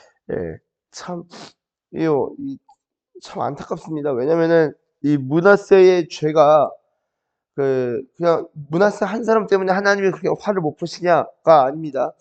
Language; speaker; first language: Korean; native; Korean